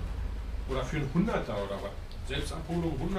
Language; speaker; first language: German; native; German